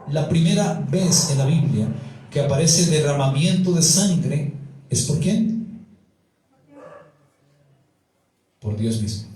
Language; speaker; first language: Spanish; native; Spanish